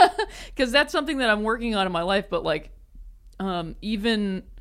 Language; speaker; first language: English; native; English